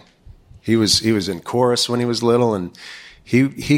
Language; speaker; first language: English; native; English